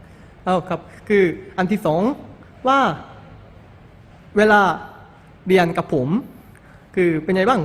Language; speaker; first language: Thai; non-native, learner; Korean